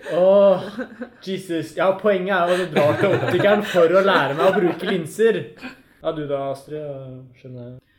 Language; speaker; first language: Norwegian; native; Norwegian